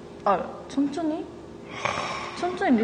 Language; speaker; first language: Korean; non-native, learner; Japanese